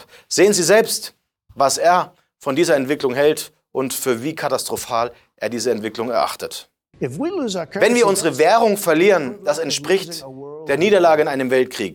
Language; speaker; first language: German; native; German